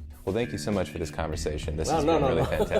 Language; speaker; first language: English; native; English